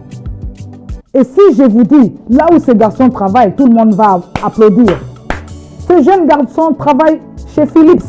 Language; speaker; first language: French; non-native, local second language; Lingala